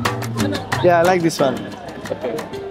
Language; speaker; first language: English; non-native, local second language; Bangla